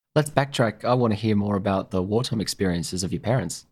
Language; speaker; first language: English; native; English